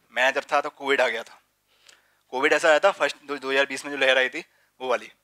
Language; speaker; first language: Hindi; native; Hindi